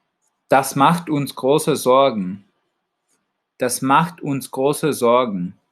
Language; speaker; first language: German; non-native, fluent; English